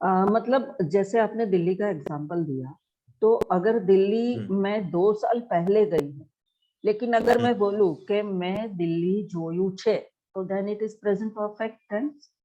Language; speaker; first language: Hindi; non-native, local second language; Gujarati